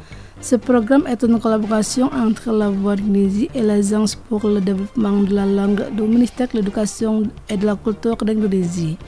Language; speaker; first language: French; non-native, fluent; Indonesian